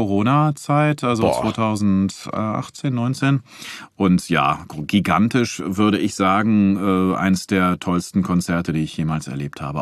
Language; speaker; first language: German; native; German